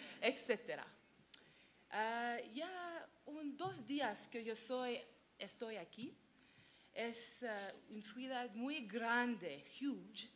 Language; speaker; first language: Spanish; non-native, learner; French